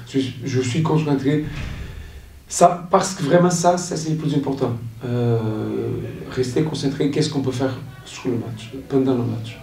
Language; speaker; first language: French; non-native, learner; Portuguese